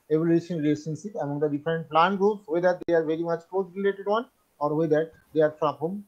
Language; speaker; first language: English; non-native, local second language; Bangla